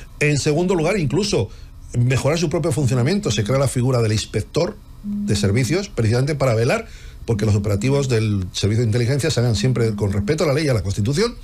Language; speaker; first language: Spanish; native; Spanish